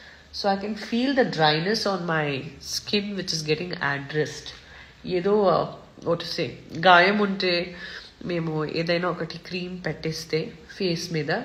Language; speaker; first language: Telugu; non-native, local second language; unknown